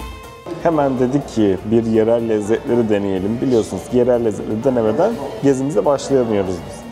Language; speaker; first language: Turkish; native; Turkish